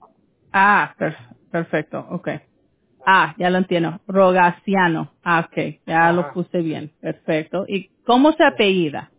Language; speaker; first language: Spanish; early bilingual, heritage; Spanish